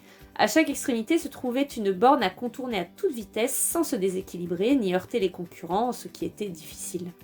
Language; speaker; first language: French; native; French